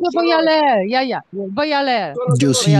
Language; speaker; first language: Spanish; non-native, learner; Polish